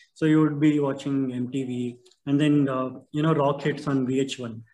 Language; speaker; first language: English; non-native, local second language; Tamil